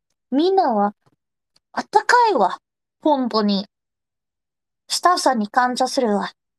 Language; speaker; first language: Japanese; non-native, learner; Indonesian